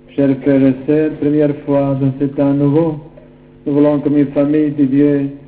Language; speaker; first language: French; non-native, learner; Croatian